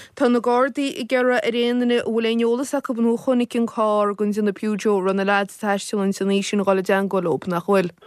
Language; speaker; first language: Irish; native; Irish